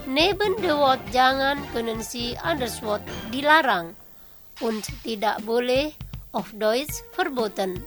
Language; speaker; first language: German; non-native, fluent; Indonesian